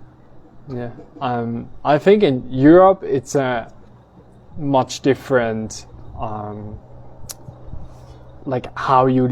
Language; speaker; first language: English; non-native, fluent; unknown